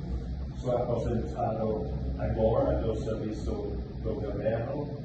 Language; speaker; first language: Portuguese; non-native, fluent; English